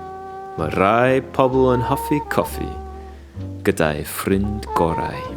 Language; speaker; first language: Welsh; non-native, learner; English